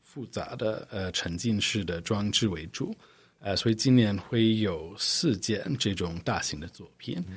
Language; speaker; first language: Chinese; non-native, fluent; English